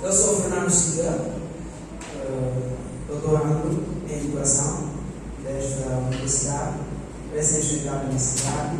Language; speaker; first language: Portuguese; non-native, local second language; Upper Guinea Crioulo